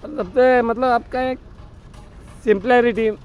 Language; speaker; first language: Hindi; non-native, local second language; Marathi